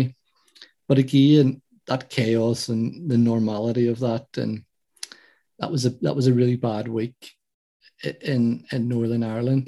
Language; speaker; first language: English; native; English